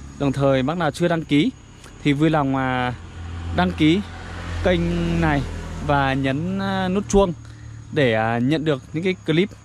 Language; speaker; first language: Vietnamese; non-native, local second language; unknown